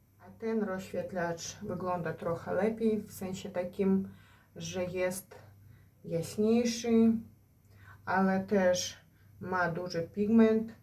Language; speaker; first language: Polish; non-native, fluent; Ukrainian